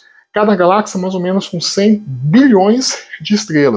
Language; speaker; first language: Portuguese; native; Portuguese